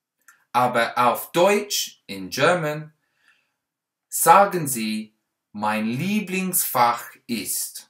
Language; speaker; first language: German; non-native, learner; English